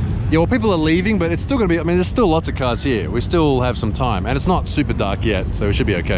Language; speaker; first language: English; native; English